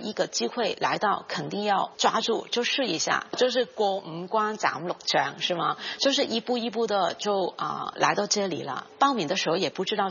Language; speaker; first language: Chinese; non-native, fluent; Cantonese